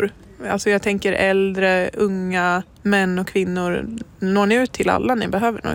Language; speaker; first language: Swedish; native; Swedish